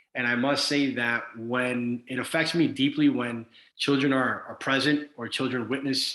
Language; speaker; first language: English; early bilingual, other home language; Spanish